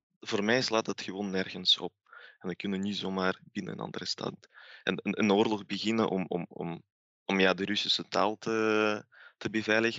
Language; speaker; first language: Dutch; non-native, fluent; Russian